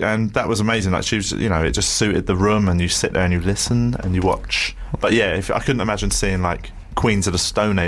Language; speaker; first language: English; native; English